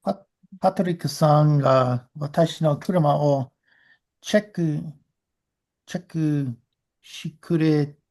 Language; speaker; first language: Japanese; non-native, learner; English